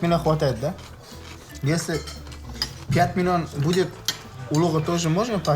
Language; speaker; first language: Russian; non-native, learner; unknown